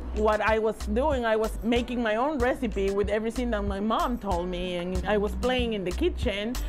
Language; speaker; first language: English; non-native, fluent; Spanish